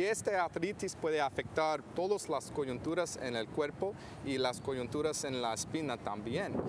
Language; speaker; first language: Spanish; non-native, fluent; English